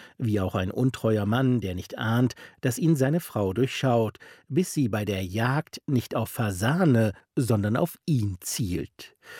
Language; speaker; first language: German; native; German